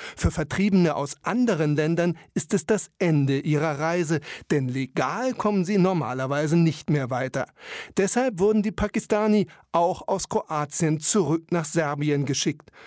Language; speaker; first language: German; native; German